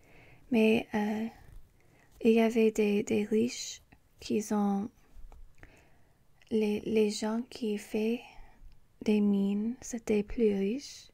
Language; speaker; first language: French; non-native, learner; English